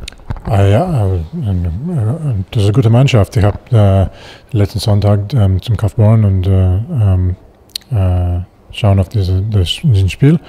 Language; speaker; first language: German; non-native, learner; English